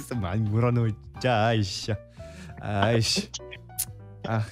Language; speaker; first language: Korean; non-native, learner; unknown